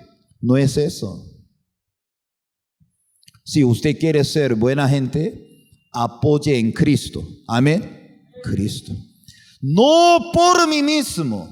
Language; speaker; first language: Spanish; non-native, fluent; Korean